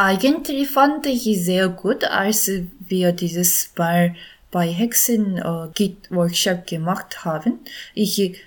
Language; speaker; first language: German; non-native, learner; Korean